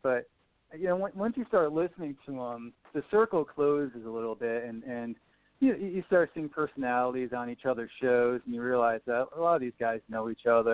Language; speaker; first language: English; native; English